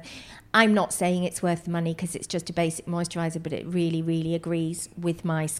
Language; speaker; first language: English; native; English